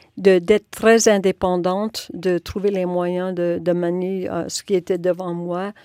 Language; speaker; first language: French; non-native, local second language; English